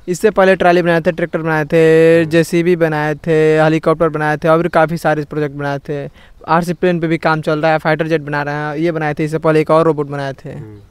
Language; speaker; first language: Hindi; native; Hindi